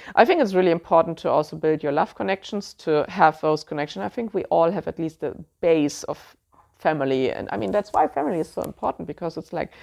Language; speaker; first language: English; non-native, fluent; German